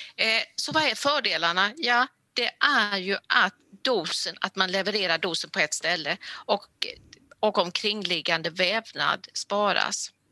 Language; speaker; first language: Swedish; native; Swedish